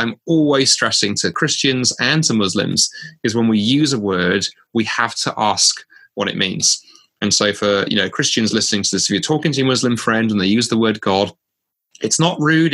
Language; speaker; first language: English; native; English